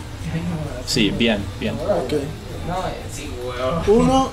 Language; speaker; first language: Spanish; non-native, learner; English